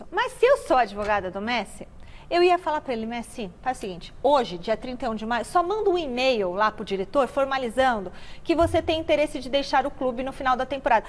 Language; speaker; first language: Portuguese; native; Portuguese